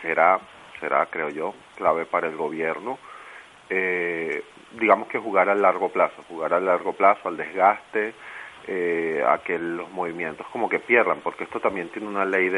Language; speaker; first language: Spanish; native; Spanish